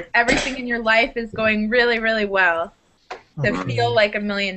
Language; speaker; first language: English; native; English